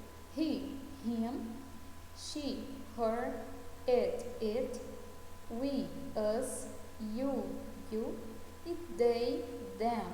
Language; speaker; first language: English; non-native, fluent; Portuguese